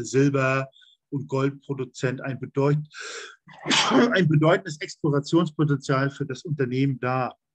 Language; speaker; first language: German; native; German